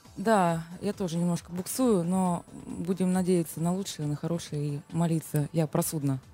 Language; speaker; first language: Russian; native; Russian